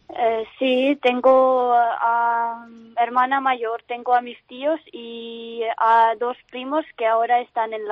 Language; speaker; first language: Spanish; non-native, fluent; Ukrainian